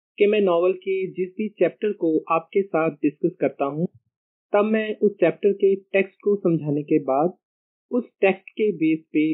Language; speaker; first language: Hindi; non-native, local second language; Punjabi